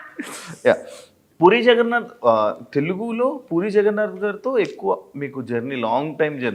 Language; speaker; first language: Telugu; native; Telugu